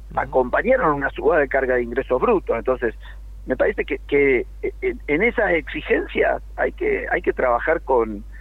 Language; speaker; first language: Spanish; native; Spanish